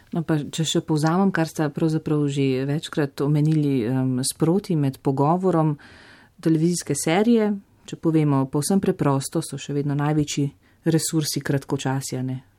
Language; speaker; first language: Slovenian; native; Slovenian